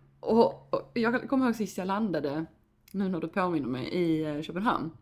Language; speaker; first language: Swedish; native; Swedish